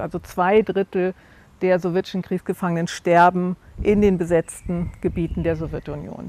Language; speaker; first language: German; native; German